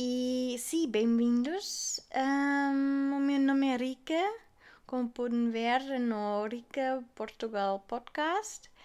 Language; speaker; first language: Portuguese; non-native, fluent; German